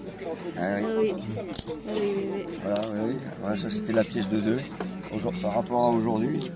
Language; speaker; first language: French; native; French